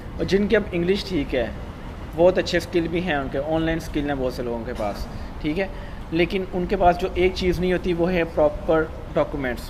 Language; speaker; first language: Urdu; non-native, local second language; Punjabi